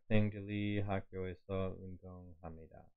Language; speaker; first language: Korean; non-native, learner; English